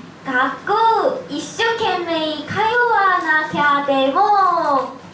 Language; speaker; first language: Japanese; non-native, learner; Korean